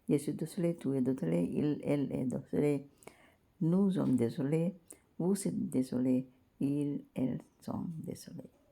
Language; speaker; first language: French; non-native, learner; Sinhala